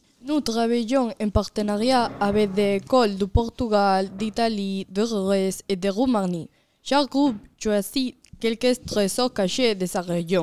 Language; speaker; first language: French; non-native, learner; Galician